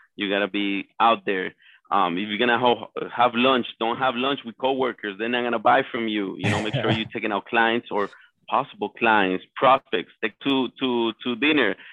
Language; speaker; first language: English; non-native, fluent; Spanish